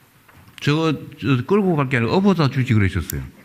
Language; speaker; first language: Korean; native; Korean